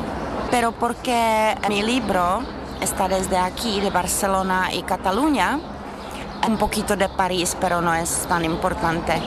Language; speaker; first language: Spanish; non-native, fluent; Czech